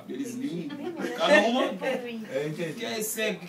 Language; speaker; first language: Portuguese; non-native, learner; French